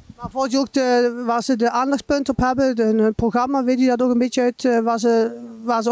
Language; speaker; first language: Dutch; native; Dutch